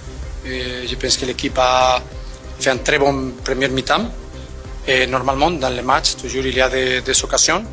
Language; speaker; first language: French; non-native, learner; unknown